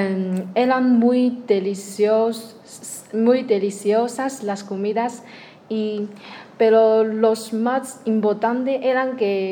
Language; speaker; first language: Spanish; non-native, learner; Chinese